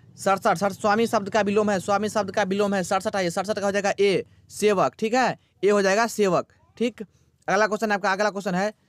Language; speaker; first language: Hindi; native; Hindi